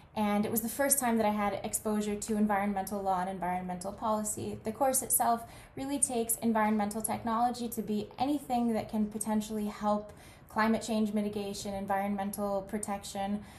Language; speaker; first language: English; native; English